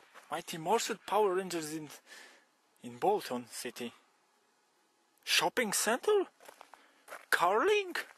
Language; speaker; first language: English; non-native, learner; Polish